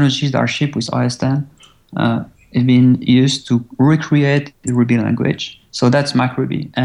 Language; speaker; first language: English; non-native, fluent; French